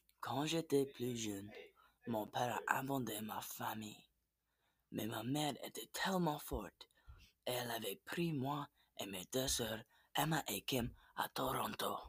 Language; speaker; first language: French; non-native, learner; English